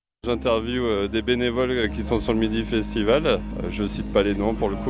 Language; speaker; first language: French; native; French